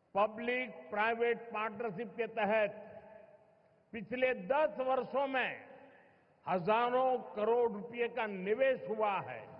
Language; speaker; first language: Hindi; native; Hindi